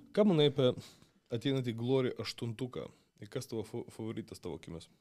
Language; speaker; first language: Lithuanian; non-native, local second language; Russian